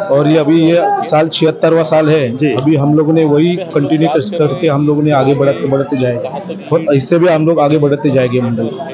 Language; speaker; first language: Hindi; non-native, local second language; Marathi